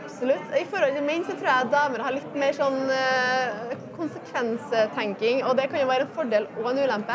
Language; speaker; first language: Norwegian; native; Norwegian